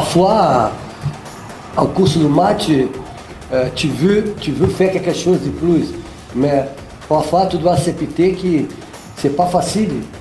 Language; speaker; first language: French; non-native, fluent; Portuguese